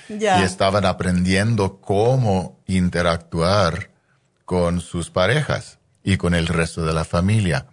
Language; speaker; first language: Spanish; non-native, fluent; English